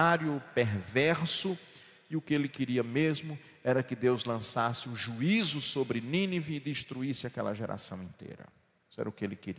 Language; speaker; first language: Portuguese; native; Portuguese